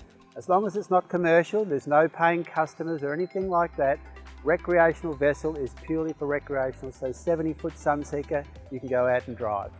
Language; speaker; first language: English; native; English